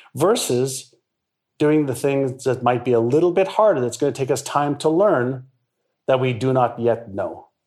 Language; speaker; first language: English; non-native, fluent; Hebrew